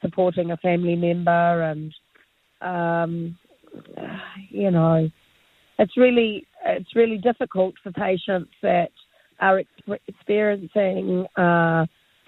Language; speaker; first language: English; native; English